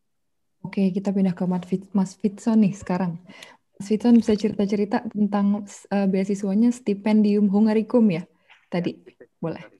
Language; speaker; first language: Indonesian; native; Indonesian